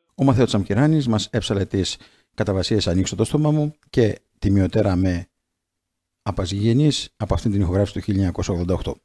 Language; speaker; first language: Greek; native; Greek